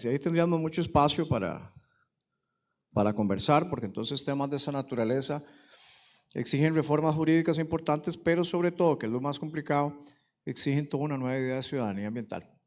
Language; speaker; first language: Spanish; native; Spanish